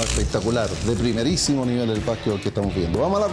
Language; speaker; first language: Spanish; native; Spanish